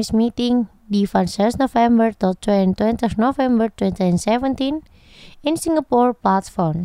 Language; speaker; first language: Dutch; non-native, fluent; Indonesian